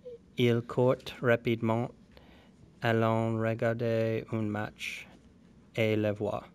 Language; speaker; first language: French; non-native, learner; English